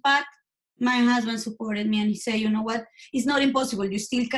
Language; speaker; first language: English; non-native, fluent; Spanish